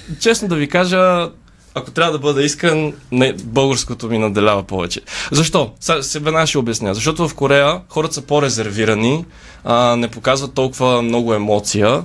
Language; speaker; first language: Bulgarian; native; Bulgarian